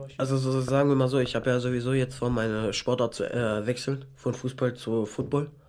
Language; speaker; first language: German; native; German